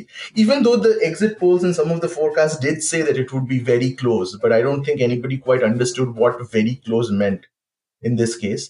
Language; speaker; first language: English; non-native, local second language; Bangla